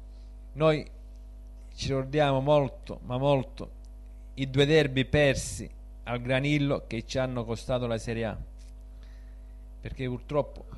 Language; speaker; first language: Italian; native; Italian